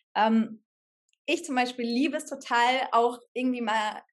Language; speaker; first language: German; native; German